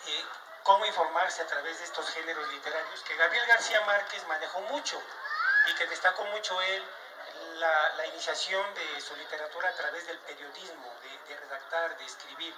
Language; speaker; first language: Spanish; native; Spanish